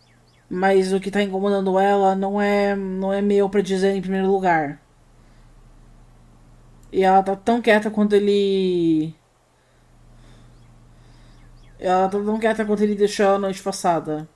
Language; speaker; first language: Portuguese; native; Portuguese